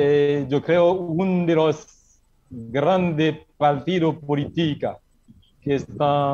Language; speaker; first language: Spanish; non-native, learner; Haitian Creole